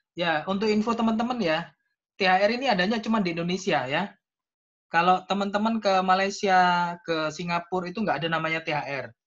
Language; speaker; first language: Indonesian; native; Indonesian